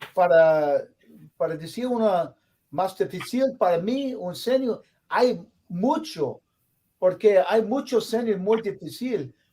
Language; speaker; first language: Spanish; non-native, learner; English